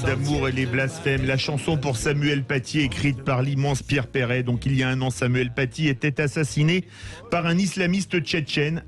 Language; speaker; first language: French; native; French